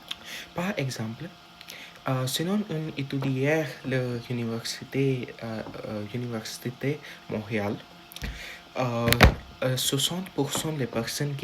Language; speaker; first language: French; non-native, learner; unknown